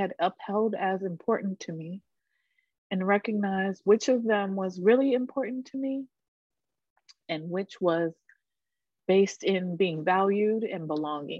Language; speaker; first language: English; native; English